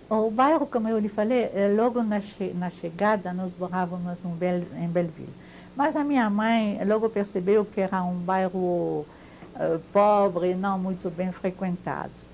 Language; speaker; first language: Portuguese; non-native, fluent; French